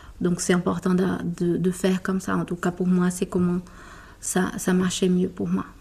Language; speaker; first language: French; non-native, fluent; Portuguese